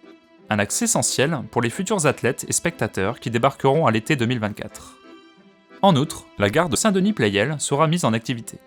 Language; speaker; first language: French; native; French